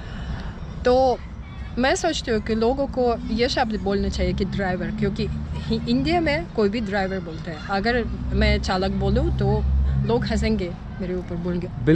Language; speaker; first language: Hindi; non-native, fluent; Russian